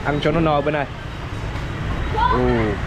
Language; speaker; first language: Vietnamese; early bilingual, heritage; English